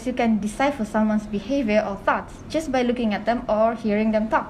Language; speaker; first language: English; non-native, local second language; Malay